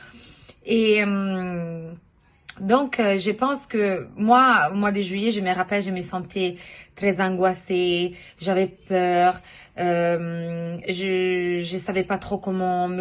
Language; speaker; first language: French; non-native, fluent; Italian